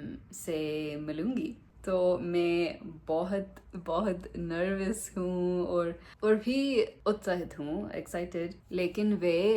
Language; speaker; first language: Hindi; non-native, learner; English